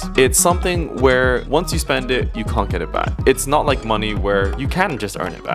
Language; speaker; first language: English; native; English